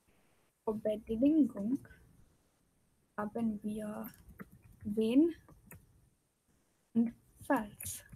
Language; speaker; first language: German; non-native, fluent; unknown